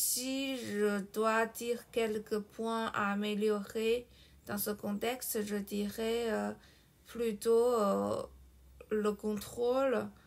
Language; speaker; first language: French; non-native, fluent; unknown